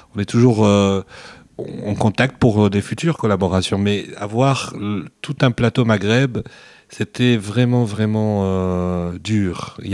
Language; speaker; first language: French; non-native, local second language; Arabic